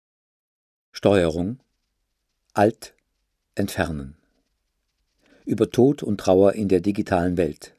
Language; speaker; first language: German; native; German